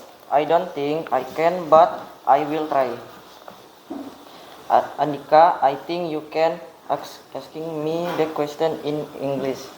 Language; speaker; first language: English; non-native, learner; Indonesian